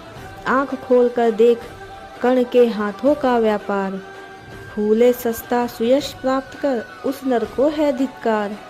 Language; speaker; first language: Hindi; native; Hindi